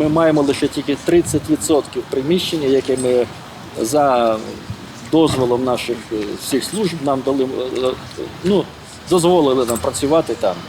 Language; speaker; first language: Ukrainian; native; Ukrainian